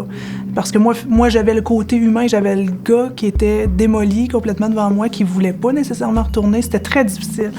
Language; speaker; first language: French; native; French